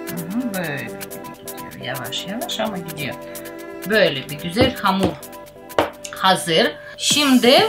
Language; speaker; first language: Turkish; non-native, learner; Russian